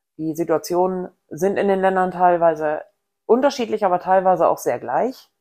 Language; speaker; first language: German; native; German